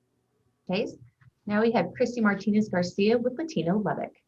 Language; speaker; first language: English; native; English